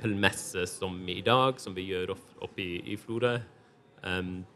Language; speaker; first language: Norwegian; non-native, fluent; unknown